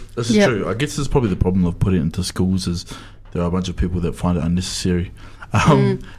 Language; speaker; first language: English; native; English